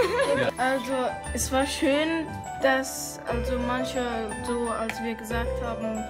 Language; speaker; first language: German; non-native, learner; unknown